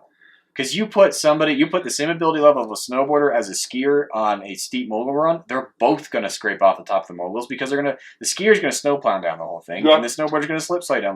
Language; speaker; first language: English; native; English